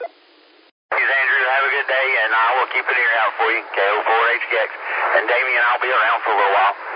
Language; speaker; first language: English; native; English